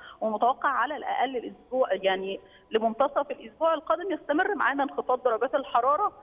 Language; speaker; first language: Egyptian Arabic; native; Egyptian Arabic